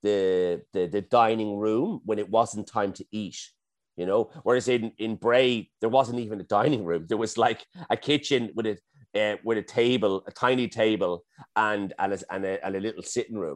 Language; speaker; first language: English; native; English